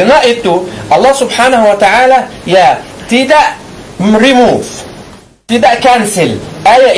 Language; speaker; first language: Indonesian; non-native, learner; Arabic